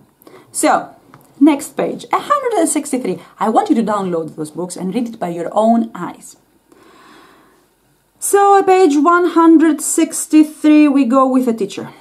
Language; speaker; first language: English; non-native, fluent; Greek